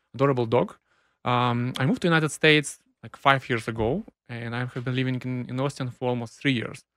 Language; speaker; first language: English; non-native, fluent; Ukrainian